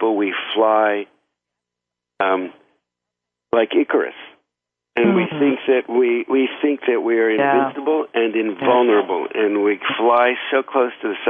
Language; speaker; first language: English; native; English